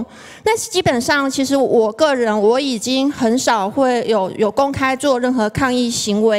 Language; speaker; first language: Chinese; native; Chinese